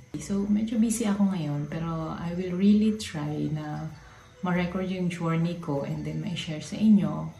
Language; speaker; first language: Filipino; native; Filipino